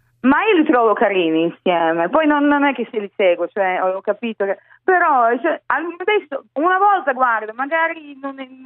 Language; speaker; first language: Italian; non-native, fluent; Croatian